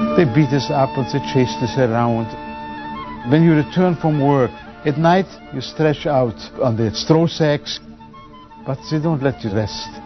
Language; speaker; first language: English; non-native, fluent; Polish